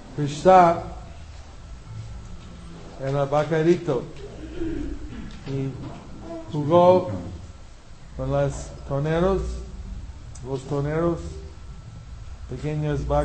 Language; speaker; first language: Spanish; non-native, fluent; English